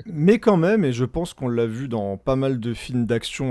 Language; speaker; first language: French; native; French